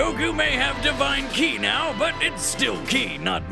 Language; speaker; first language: English; native; English